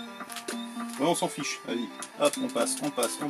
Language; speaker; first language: French; native; French